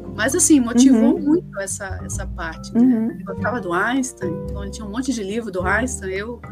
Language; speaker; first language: Portuguese; early bilingual, other home language; Spanish